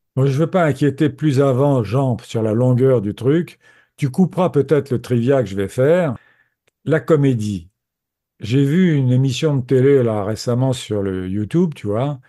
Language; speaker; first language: French; native; French